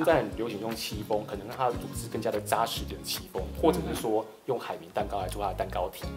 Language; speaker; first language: Chinese; native; Chinese